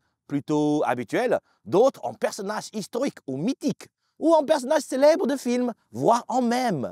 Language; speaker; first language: French; native; French